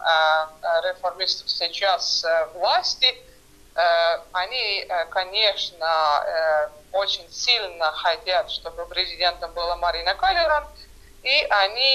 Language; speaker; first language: Russian; non-native, fluent; Estonian